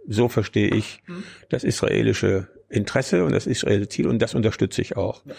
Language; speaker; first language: German; native; German